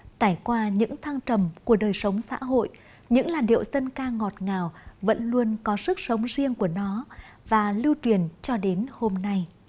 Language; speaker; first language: Vietnamese; native; Vietnamese